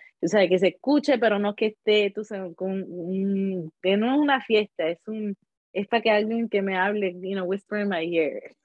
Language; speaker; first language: Spanish; early bilingual, heritage; Spanish